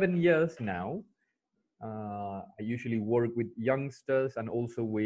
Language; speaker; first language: English; non-native, fluent; Spanish